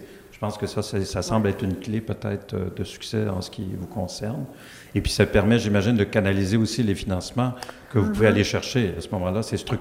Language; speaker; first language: French; native; French